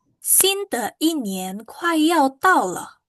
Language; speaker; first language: Chinese; non-native, fluent; Indonesian